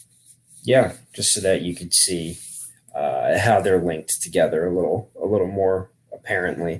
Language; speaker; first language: English; native; English